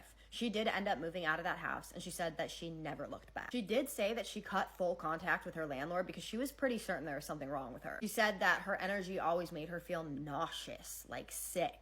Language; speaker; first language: English; native; English